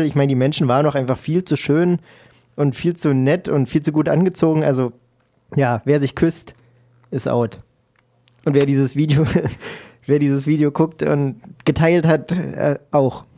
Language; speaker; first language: German; native; German